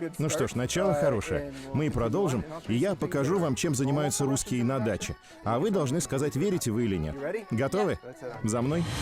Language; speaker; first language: Russian; native; Russian